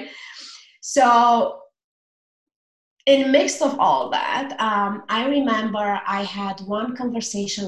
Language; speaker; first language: English; non-native, fluent; Romanian